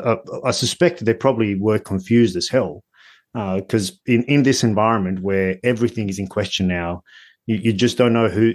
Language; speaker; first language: English; native; English